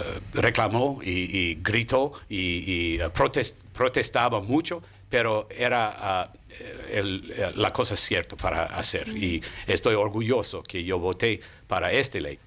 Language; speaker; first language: Spanish; non-native, fluent; English